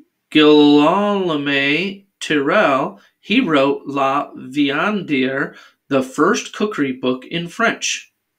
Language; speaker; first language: English; native; English